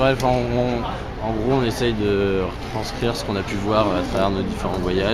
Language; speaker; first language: French; native; French